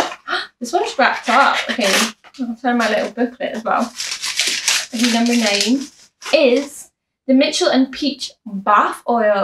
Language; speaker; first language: English; native; English